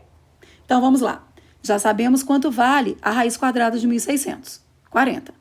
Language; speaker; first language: Portuguese; native; Portuguese